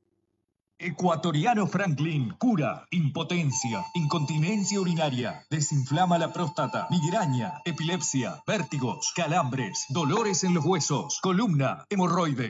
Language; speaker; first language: Spanish; native; Spanish